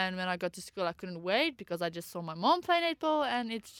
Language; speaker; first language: English; non-native, local second language; Afrikaans